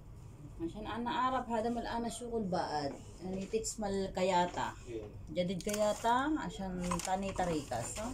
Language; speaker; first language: Arabic; non-native, learner; Filipino